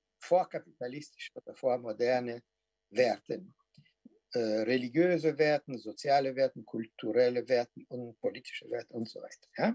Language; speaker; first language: German; non-native, fluent; Portuguese